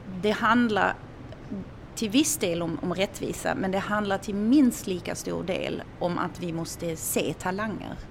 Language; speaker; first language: Swedish; non-native, fluent; German